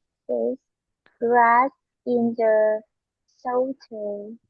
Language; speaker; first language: English; non-native, learner; Vietnamese